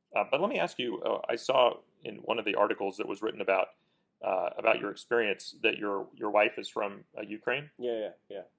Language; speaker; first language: English; native; English